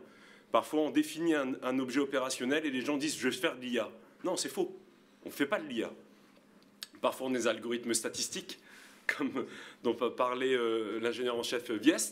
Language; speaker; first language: French; native; French